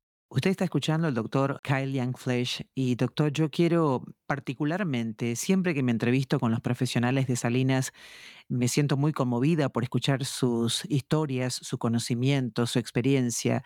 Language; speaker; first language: Spanish; native; Spanish